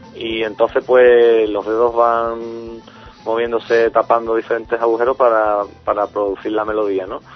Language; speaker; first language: Spanish; native; Spanish